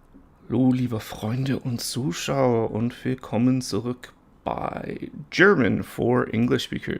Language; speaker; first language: German; non-native, fluent; English